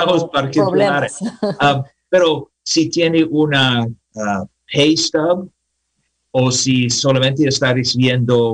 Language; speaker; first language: Spanish; non-native, learner; English